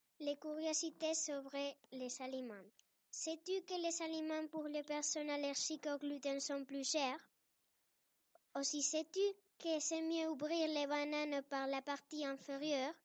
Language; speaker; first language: French; non-native, learner; Spanish